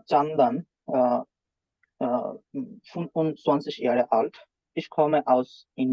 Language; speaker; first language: German; non-native, learner; Bangla